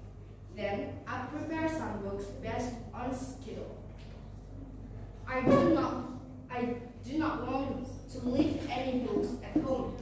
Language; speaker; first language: English; non-native, learner; Indonesian